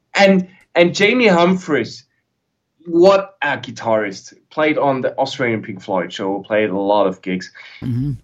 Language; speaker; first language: English; non-native, fluent; German